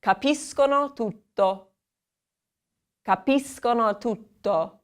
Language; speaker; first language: Italian; non-native, fluent; English